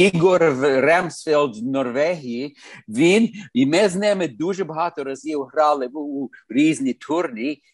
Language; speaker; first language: Ukrainian; early bilingual, heritage; Ukrainian